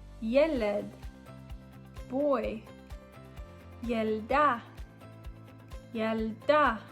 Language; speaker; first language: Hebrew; non-native, fluent; English